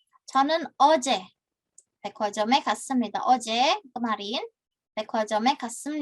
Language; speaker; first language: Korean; non-native, fluent; Indonesian